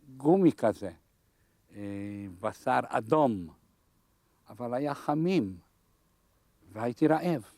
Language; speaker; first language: Hebrew; non-native, fluent; Hungarian